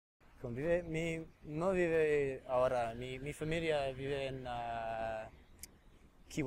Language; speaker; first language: Spanish; non-native, learner; English